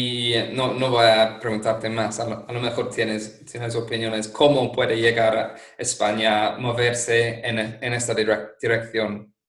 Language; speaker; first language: Spanish; non-native, fluent; English